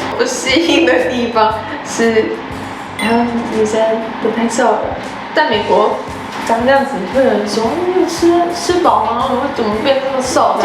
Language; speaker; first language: Chinese; non-native, fluent; English